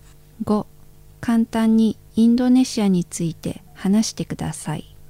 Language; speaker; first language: Japanese; non-native, learner; Indonesian